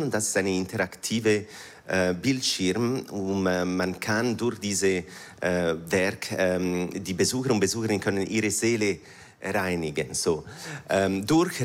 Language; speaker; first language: German; non-native, fluent; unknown